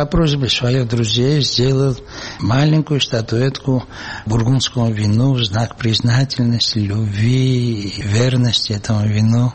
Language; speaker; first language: Russian; non-native, local second language; Georgian